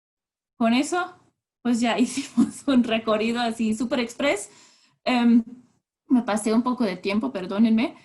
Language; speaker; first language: Spanish; non-native, fluent; German